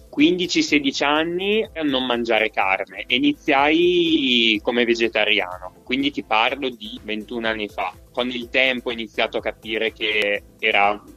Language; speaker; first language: Italian; native; Italian